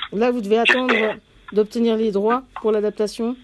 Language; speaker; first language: French; native; French